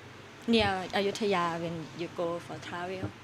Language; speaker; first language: English; non-native, learner; Thai